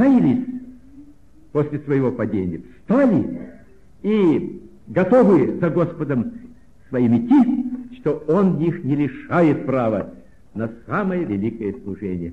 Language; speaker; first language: Russian; native; Russian